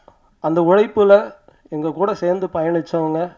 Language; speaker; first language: Tamil; native; Tamil